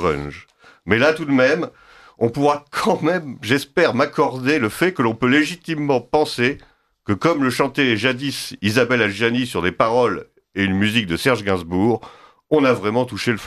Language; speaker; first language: French; native; French